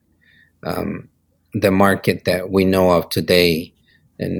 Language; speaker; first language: English; non-native, fluent; Spanish